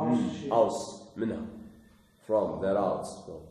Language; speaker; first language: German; non-native, learner; Arabic